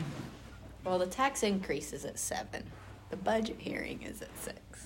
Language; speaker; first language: English; native; English